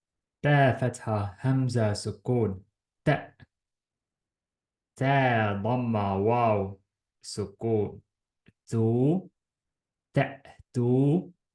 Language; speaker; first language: Arabic; non-native, fluent; Estonian